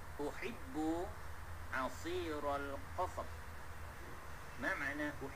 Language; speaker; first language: Arabic; non-native, fluent; Malay